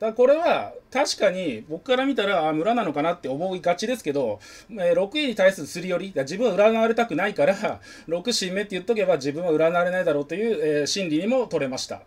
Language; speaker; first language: Japanese; native; Japanese